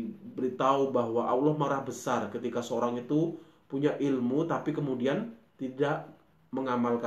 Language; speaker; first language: Indonesian; native; Indonesian